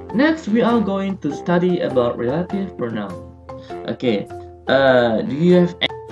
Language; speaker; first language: English; non-native, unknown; Indonesian